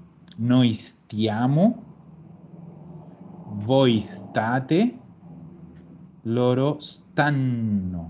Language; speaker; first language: Italian; non-native, fluent; Spanish